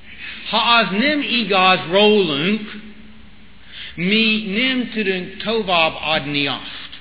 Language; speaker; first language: Hungarian; non-native, fluent; English